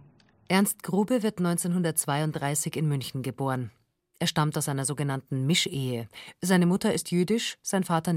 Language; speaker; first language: German; native; German